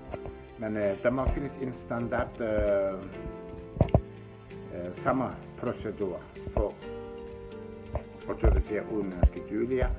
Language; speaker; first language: Danish; non-native, fluent; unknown